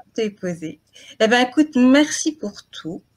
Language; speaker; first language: French; native; French